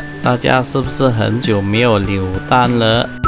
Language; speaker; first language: Chinese; native; Chinese